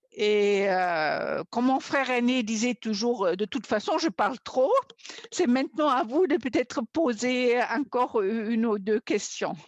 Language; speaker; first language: French; non-native, fluent; German